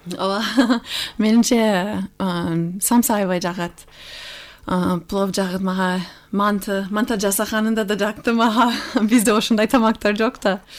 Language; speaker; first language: Kyrgyz; non-native, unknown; English